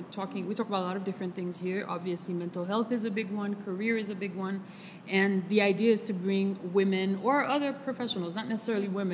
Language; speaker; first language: English; non-native, fluent; Haitian Creole